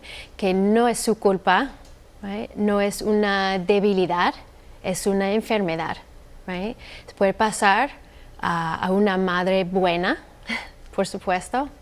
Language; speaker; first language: Spanish; non-native, fluent; English